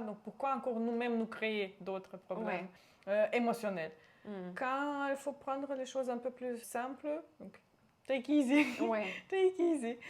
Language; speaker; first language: French; non-native, local second language; Romanian